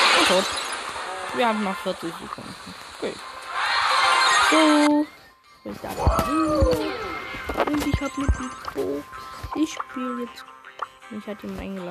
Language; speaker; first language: German; native; German